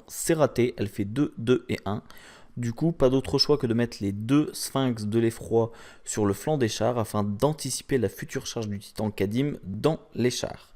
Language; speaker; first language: French; native; French